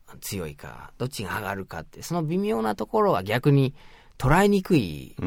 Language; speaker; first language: Japanese; non-native, fluent; English